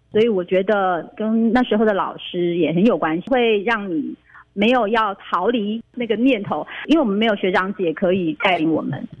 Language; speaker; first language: Chinese; native; Chinese